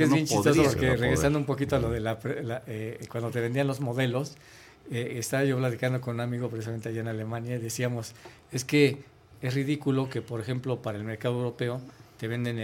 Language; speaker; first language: Spanish; native; Spanish